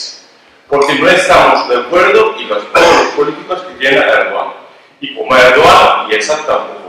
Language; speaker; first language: Spanish; non-native, learner; Turkish